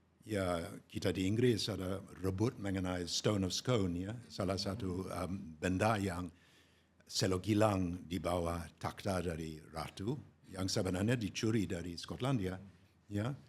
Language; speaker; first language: Indonesian; non-native, fluent; English